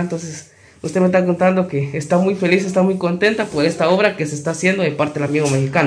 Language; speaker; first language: Spanish; native; Spanish